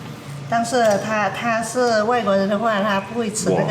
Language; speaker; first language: Chinese; early bilingual, heritage; Chinese